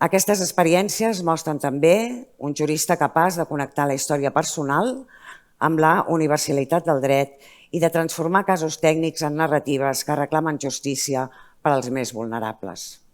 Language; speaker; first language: Catalan; native; Catalan